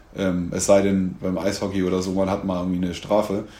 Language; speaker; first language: German; native; German